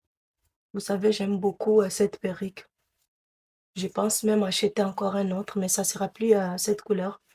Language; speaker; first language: French; non-native, fluent; Portuguese